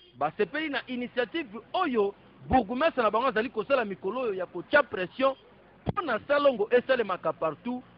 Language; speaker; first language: Lingala; native; Lingala